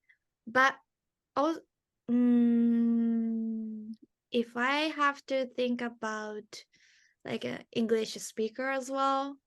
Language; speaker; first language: English; non-native, learner; Japanese